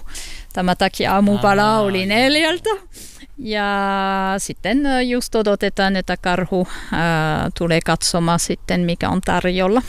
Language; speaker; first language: Finnish; non-native, learner; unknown